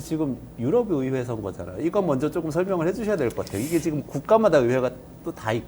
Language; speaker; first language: Korean; native; Korean